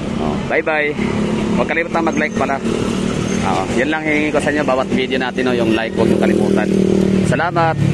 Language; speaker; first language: Filipino; non-native, local second language; Cebuano